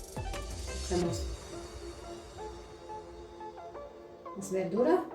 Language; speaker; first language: Spanish; non-native, fluent; Arabic